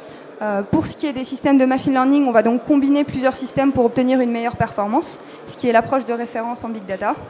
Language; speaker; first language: French; native; French